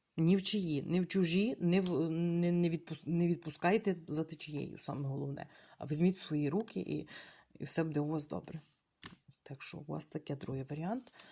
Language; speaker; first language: Ukrainian; non-native, local second language; Russian